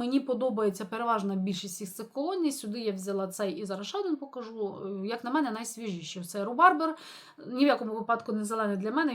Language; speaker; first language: Ukrainian; native; Ukrainian